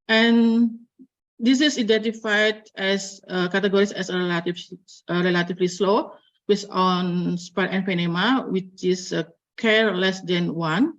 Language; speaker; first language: English; non-native, fluent; Indonesian